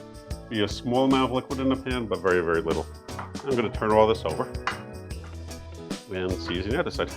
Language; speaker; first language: English; native; English